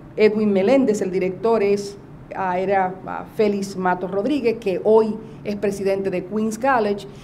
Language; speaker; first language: Spanish; native; Spanish